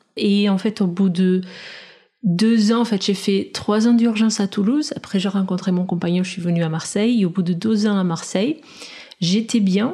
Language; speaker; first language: French; non-native, fluent; Portuguese